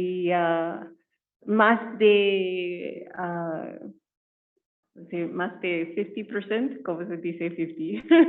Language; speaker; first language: Spanish; non-native, learner; English